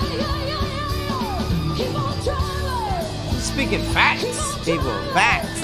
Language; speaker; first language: English; native; English